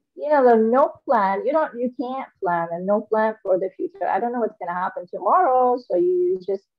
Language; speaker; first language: English; non-native, fluent; Arabic